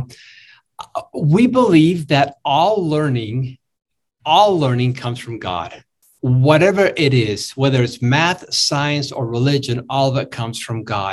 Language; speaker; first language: English; non-native, fluent; Spanish